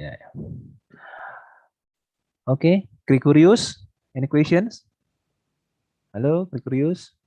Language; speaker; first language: English; non-native, fluent; Indonesian